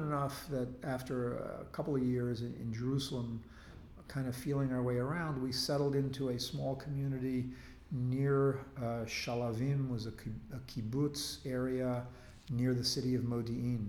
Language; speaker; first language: English; native; English